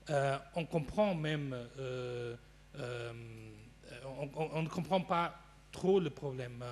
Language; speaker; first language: French; non-native, fluent; Portuguese